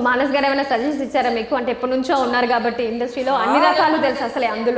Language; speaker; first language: Telugu; native; Telugu